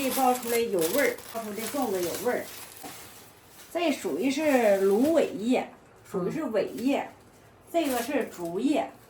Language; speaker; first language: Chinese; native; Chinese